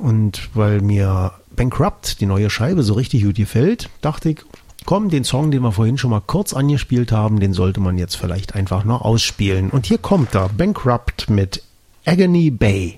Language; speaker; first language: German; native; German